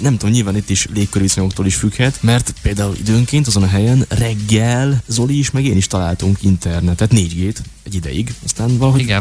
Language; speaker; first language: Hungarian; native; Hungarian